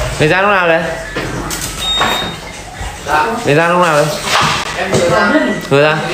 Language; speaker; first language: Vietnamese; native; Vietnamese